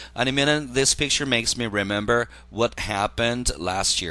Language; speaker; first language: English; non-native, fluent; Korean